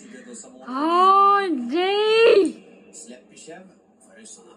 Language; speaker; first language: Swedish; non-native, learner; Filipino